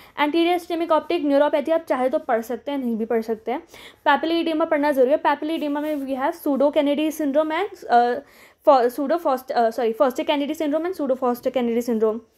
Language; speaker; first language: Hindi; native; Hindi